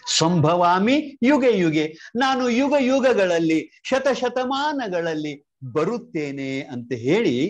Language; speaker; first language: Kannada; native; Kannada